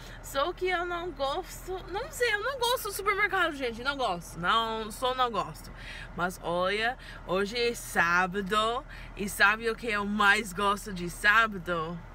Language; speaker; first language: Portuguese; non-native, learner; English